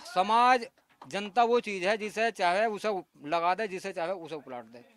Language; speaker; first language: Hindi; native; Hindi